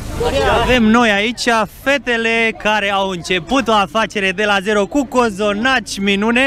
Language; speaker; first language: Romanian; native; Romanian